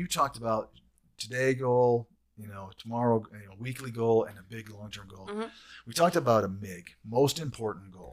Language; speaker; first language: English; native; English